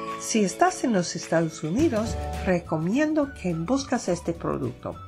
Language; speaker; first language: Spanish; non-native, fluent; English